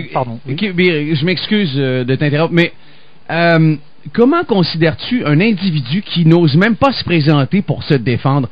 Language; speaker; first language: French; native; French